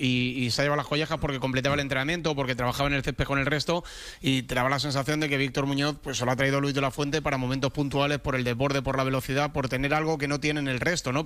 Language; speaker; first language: Spanish; native; Spanish